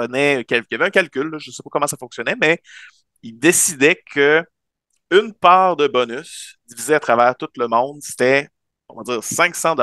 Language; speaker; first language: French; native; French